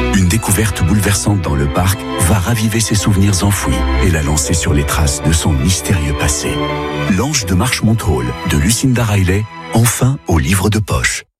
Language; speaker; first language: French; native; French